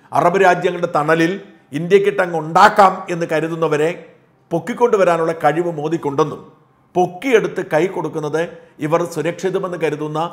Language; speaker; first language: Malayalam; native; Malayalam